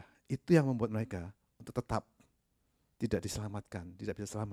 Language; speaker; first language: Indonesian; native; Indonesian